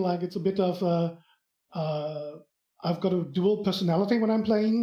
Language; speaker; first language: English; non-native, fluent; German